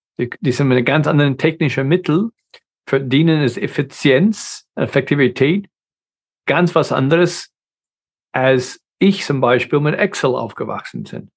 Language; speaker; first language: German; non-native, fluent; English